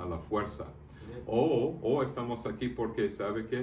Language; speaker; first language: Spanish; early bilingual, heritage; Spanish